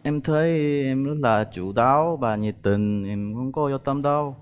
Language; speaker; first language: Vietnamese; non-native, fluent; Korean